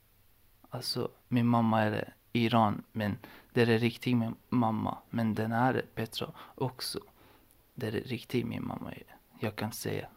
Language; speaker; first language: Swedish; non-native, learner; Persian